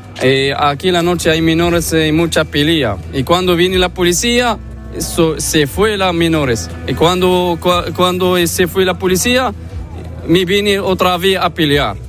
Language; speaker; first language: Spanish; non-native, learner; Arabic